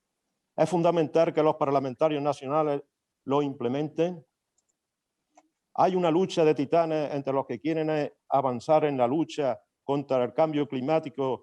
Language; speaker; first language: Spanish; native; Spanish